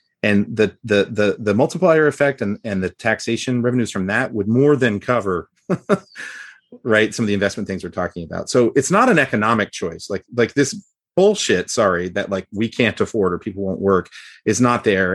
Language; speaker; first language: English; early bilingual, other home language; Spanish